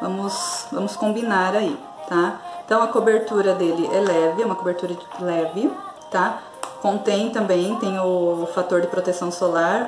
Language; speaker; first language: Portuguese; native; Portuguese